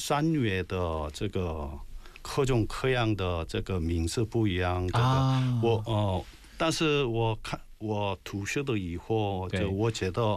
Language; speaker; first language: Chinese; non-native, learner; Korean